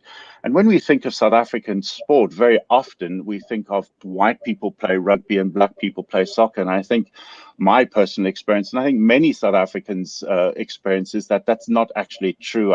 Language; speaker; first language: English; native; English